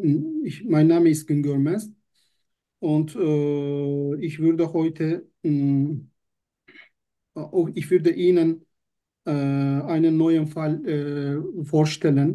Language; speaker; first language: German; non-native, learner; Turkish